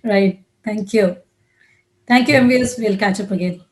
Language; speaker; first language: English; non-native, local second language; Tamil